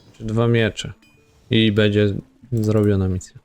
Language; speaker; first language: Polish; native; Polish